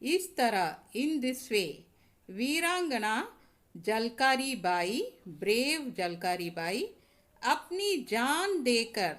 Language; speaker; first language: Hindi; non-native, local second language; Tamil